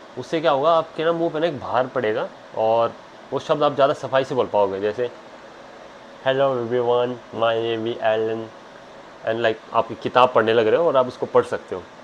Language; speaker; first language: Hindi; native; Hindi